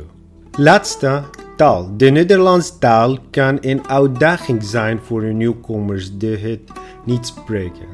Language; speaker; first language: Dutch; non-native, fluent; Arabic